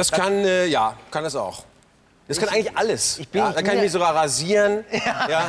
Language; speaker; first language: German; native; German